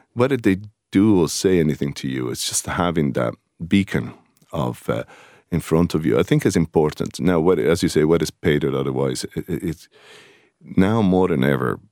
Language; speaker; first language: English; non-native, fluent; Italian